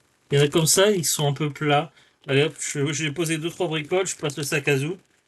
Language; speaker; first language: French; native; French